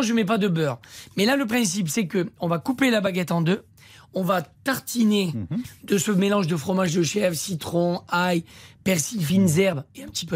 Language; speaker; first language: French; native; French